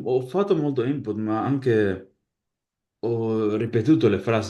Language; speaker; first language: Italian; non-native, learner; Spanish